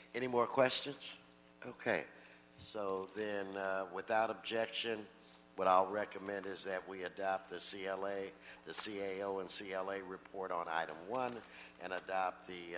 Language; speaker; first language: English; native; English